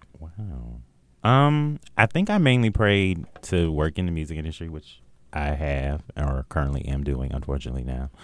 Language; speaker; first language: English; native; English